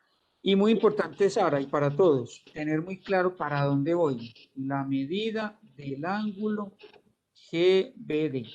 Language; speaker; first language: Spanish; native; Spanish